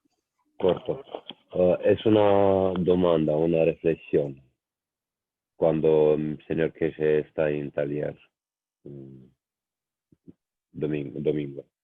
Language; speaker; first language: Spanish; non-native, learner; Italian